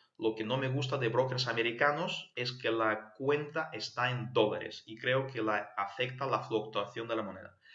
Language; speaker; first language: Spanish; non-native, fluent; Ukrainian